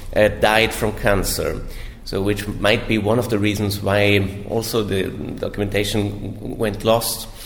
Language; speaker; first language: English; non-native, fluent; German